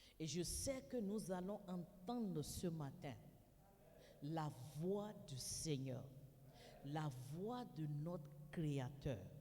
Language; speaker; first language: French; non-native, fluent; Yoruba